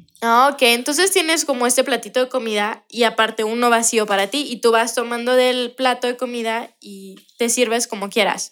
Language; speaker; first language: Spanish; native; Spanish